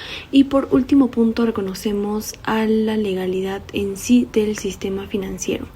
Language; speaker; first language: Spanish; native; Spanish